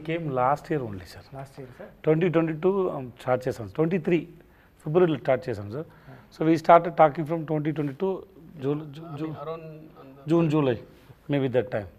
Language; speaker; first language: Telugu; non-native, learner; Tamil